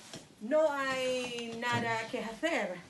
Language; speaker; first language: Spanish; non-native, learner; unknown